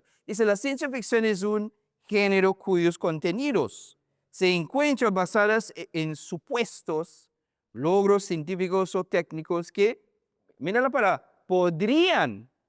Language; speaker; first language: Spanish; non-native, learner; English